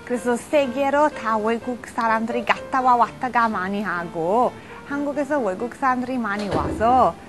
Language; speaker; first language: Korean; non-native, learner; Italian